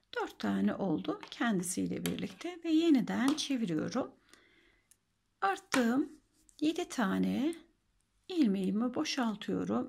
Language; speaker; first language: Turkish; native; Turkish